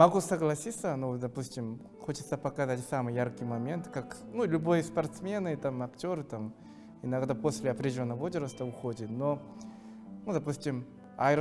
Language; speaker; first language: Russian; non-native, fluent; Korean